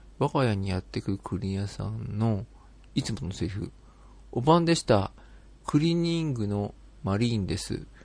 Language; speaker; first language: Japanese; native; Japanese